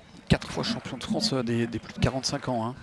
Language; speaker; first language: French; native; French